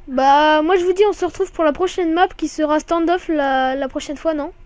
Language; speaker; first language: French; native; French